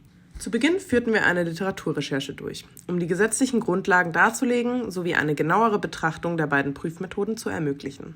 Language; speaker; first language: German; native; German